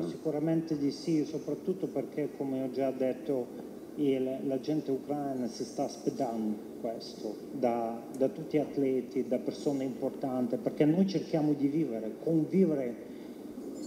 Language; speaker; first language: Italian; non-native, fluent; Ukrainian